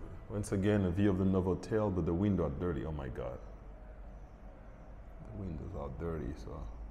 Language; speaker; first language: English; non-native, fluent; French